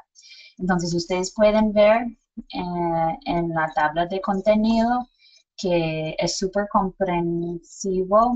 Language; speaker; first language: Spanish; non-native, fluent; English